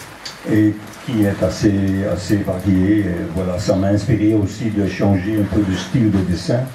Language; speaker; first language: French; non-native, local second language; Dutch